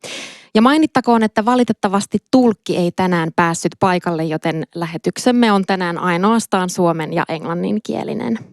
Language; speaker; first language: Finnish; native; Finnish